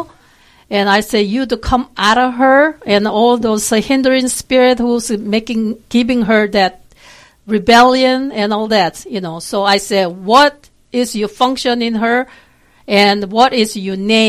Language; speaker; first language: English; non-native, fluent; Korean